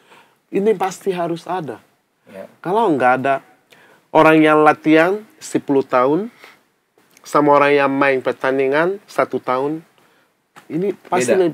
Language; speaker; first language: Indonesian; non-native, fluent; English